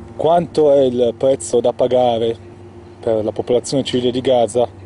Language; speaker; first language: Italian; native; Italian